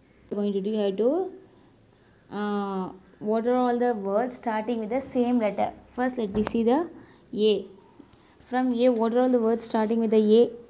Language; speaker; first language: English; non-native, local second language; Tamil